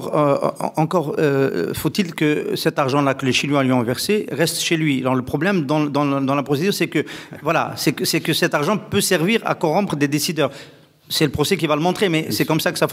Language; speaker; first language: French; non-native, local second language; Arabic